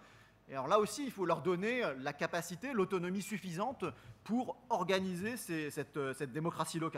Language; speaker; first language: French; native; French